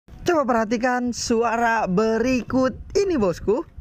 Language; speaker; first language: Indonesian; native; Indonesian